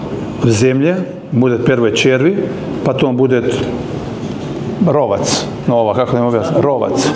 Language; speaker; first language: Russian; non-native, learner; Serbian